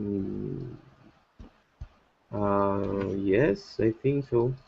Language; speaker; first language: English; non-native, learner; Spanish